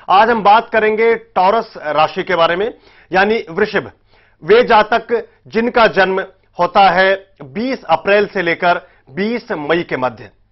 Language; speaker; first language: Hindi; native; Hindi